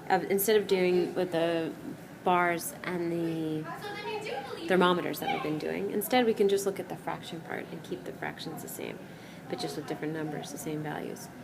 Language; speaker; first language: English; native; English